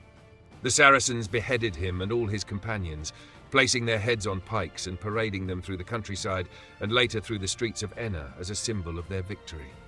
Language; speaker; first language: English; non-native, fluent; Italian